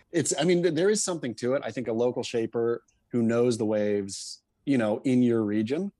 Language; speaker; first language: English; native; English